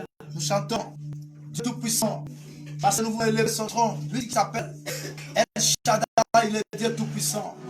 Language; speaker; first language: French; non-native, local second language; Lingala